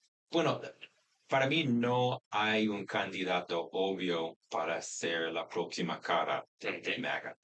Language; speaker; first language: Spanish; non-native, fluent; English